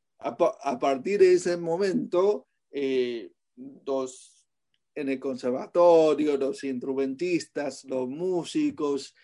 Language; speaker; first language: Spanish; non-native, fluent; Chinese